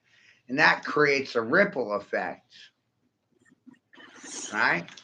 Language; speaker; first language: English; native; English